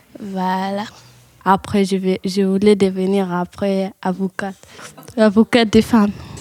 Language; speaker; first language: French; non-native, learner; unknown